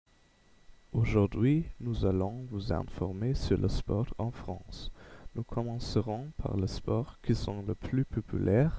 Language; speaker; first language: French; non-native, learner; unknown